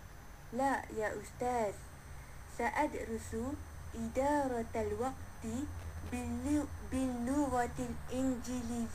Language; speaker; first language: Arabic; non-native, learner; Malay